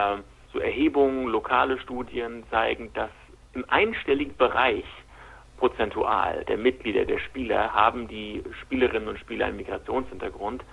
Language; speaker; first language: German; native; German